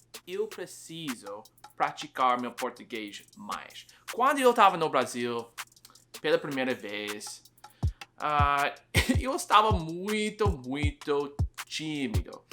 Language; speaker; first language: Portuguese; non-native, learner; English